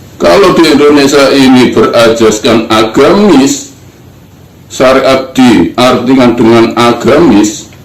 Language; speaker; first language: Indonesian; non-native, local second language; Javanese